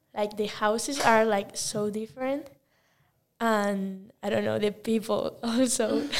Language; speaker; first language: English; non-native, learner; Spanish